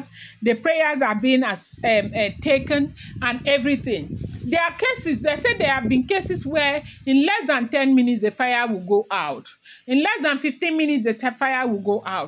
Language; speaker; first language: English; non-native, local second language; Yoruba